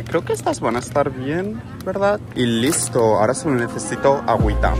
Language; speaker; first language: Spanish; native; Spanish